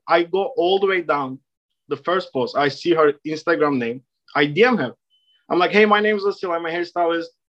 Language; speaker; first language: English; non-native, fluent; Turkish